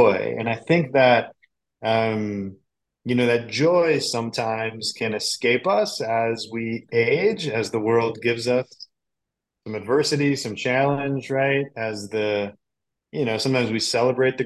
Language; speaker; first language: English; native; English